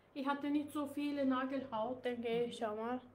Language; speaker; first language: German; non-native, learner; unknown